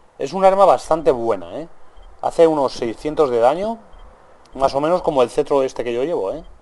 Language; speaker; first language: Spanish; native; Spanish